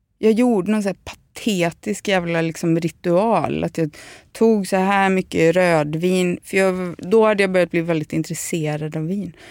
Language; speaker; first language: Swedish; native; Swedish